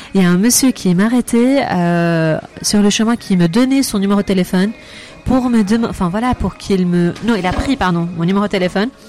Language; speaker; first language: French; non-native, fluent; Arabic